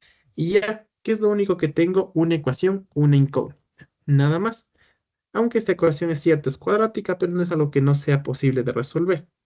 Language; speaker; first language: Spanish; native; Spanish